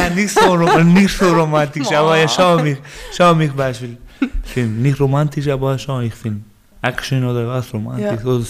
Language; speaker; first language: German; non-native, learner; Baluchi